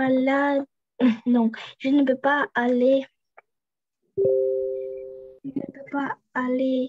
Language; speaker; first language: French; non-native, learner; Russian